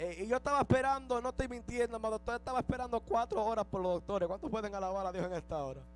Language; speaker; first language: Spanish; early bilingual, heritage; Spanish